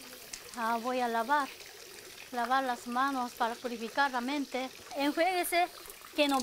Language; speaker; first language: Spanish; non-native, learner; Japanese